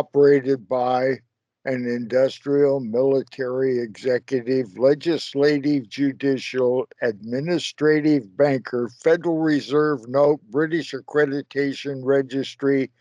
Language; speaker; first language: English; native; English